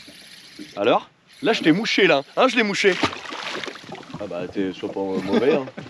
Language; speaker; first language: French; native; French